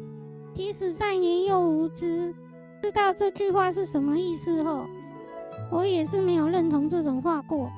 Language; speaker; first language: Chinese; native; Chinese